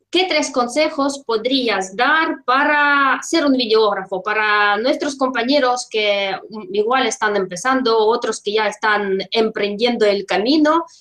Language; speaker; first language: Spanish; non-native, fluent; Russian